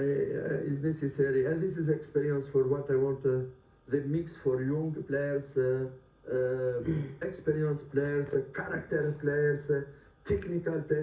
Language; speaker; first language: English; non-native, learner; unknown